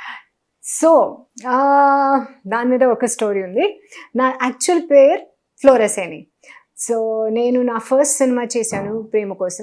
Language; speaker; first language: Telugu; non-native, learner; Hindi